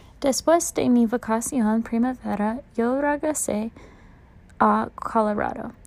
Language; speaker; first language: Spanish; non-native, learner; English